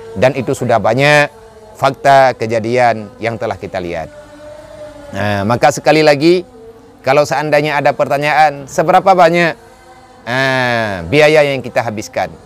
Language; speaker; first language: Indonesian; non-native, local second language; Achinese